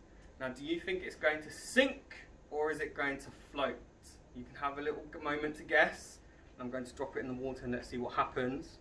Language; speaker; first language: English; native; English